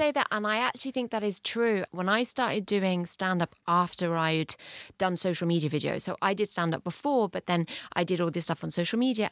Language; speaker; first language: English; early bilingual, heritage; English